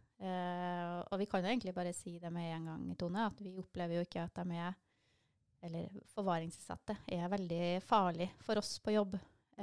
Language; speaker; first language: Norwegian; native; Norwegian